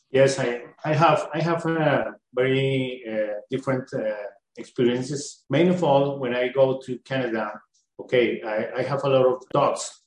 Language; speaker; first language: English; non-native, learner; Spanish